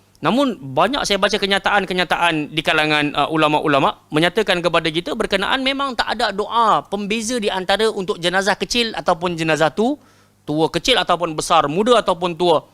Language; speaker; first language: Malay; native; Malay